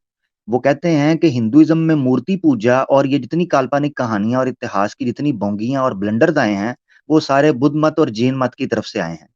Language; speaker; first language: Hindi; native; Hindi